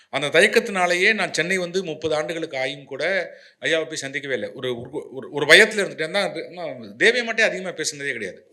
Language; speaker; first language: Tamil; non-native, local second language; Malayalam